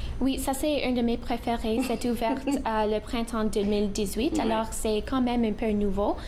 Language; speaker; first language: French; non-native, local second language; English